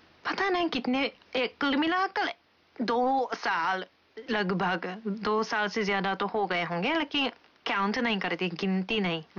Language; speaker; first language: Hindi; non-native, fluent; Japanese